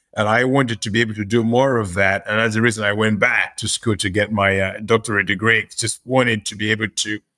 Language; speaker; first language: English; non-native, local second language; Yoruba